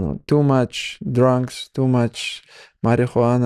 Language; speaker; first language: English; non-native, learner; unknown